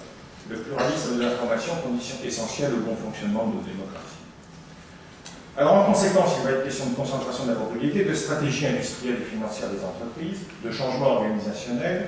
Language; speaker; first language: French; native; French